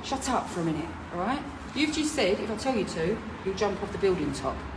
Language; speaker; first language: English; native; English